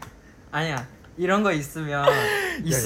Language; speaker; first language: Korean; non-native, fluent; Chinese